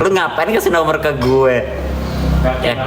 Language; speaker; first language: Indonesian; native; Indonesian